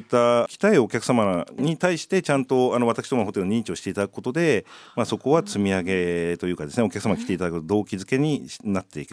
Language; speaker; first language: Japanese; native; Japanese